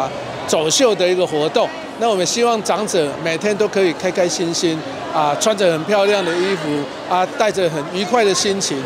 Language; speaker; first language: Chinese; native; Chinese